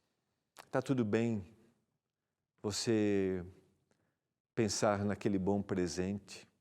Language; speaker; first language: Portuguese; native; Portuguese